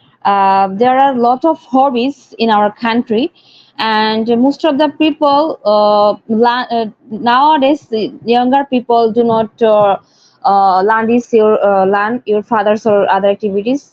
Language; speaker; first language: English; non-native, learner; Bangla